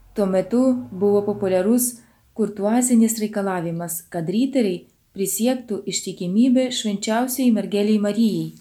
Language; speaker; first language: Lithuanian; non-native, fluent; Ukrainian